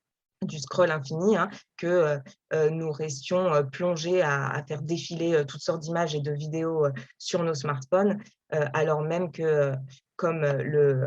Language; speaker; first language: French; native; French